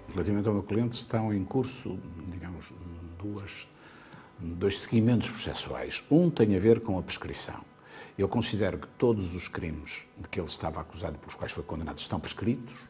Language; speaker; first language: Portuguese; native; Portuguese